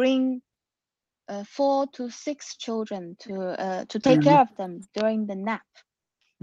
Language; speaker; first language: English; non-native, learner; Chinese